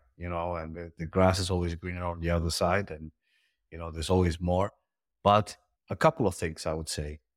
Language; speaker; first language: English; early bilingual, heritage; Dutch